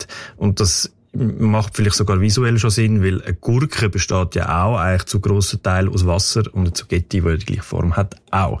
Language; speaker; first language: German; native; German